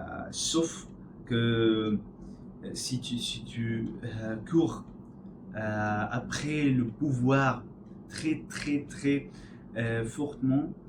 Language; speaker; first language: French; non-native, learner; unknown